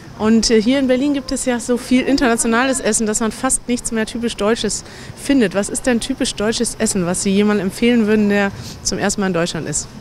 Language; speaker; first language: German; native; German